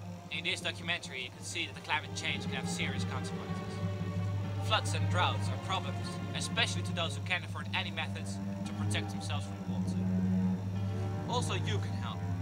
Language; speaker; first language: English; non-native, fluent; Dutch